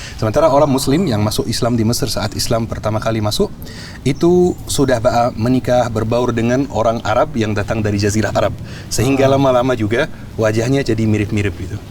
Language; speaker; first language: Indonesian; non-native, fluent; Arabic